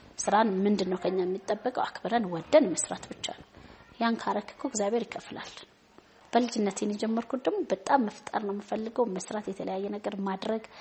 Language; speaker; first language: Amharic; native; Amharic